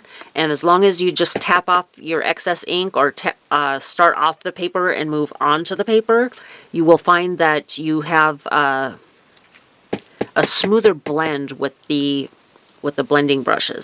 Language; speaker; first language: English; native; English